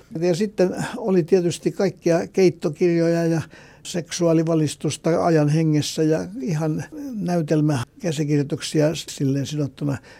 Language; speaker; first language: Finnish; native; Finnish